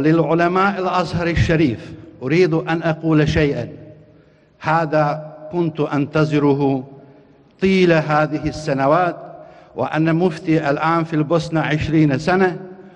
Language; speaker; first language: Arabic; non-native, fluent; Bosnian